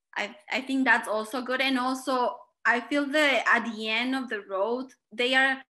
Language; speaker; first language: English; non-native, fluent; Spanish